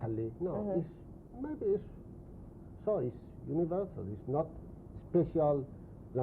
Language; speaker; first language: English; non-native, learner; Spanish